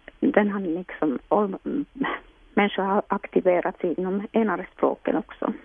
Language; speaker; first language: Swedish; non-native, local second language; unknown